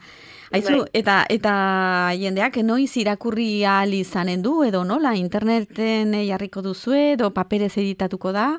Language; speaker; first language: Basque; native; Basque